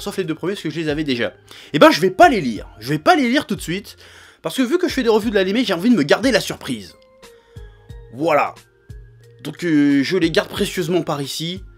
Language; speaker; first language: French; native; French